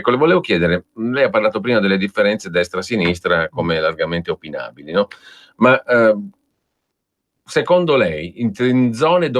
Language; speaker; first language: Italian; native; Italian